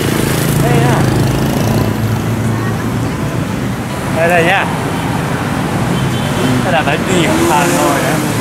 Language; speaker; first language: Vietnamese; non-native, learner; Japanese